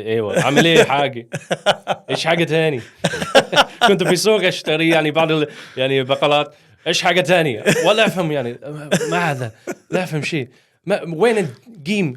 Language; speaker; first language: Arabic; non-native, learner; Swedish